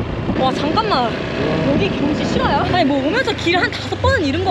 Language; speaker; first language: Korean; native; Korean